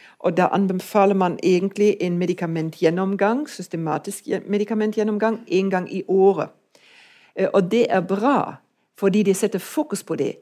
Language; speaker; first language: Norwegian; non-native, fluent; German